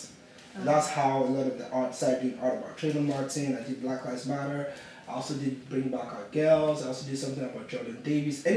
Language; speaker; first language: English; non-native, local second language; Yoruba